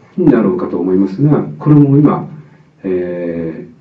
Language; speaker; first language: Japanese; native; Japanese